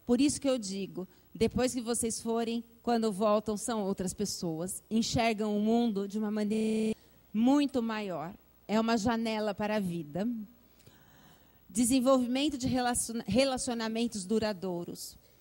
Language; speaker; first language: Portuguese; native; Portuguese